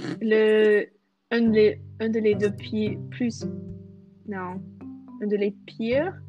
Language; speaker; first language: French; non-native, fluent; English